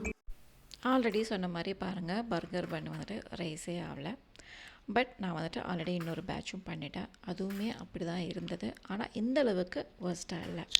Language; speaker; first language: Tamil; native; Tamil